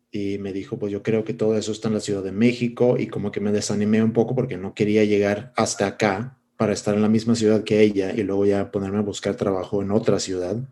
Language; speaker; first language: Spanish; non-native, fluent; Swedish